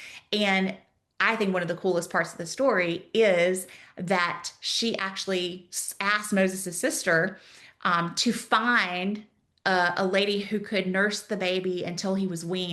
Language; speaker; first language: English; native; English